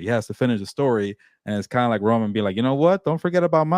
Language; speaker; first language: English; native; English